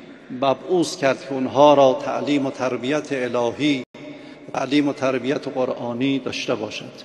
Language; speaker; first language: Persian; native; Persian